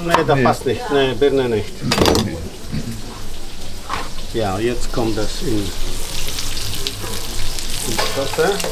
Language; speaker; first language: German; non-native, fluent; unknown